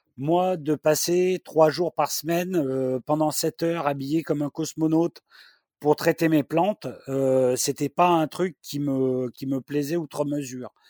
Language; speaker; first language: French; native; French